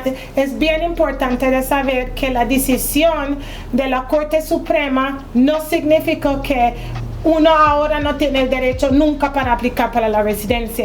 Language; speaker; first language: Spanish; non-native, fluent; English